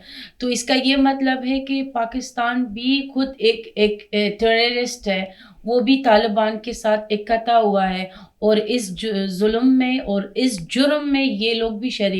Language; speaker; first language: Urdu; non-native, fluent; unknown